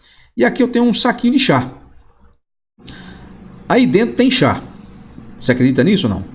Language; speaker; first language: Portuguese; native; Portuguese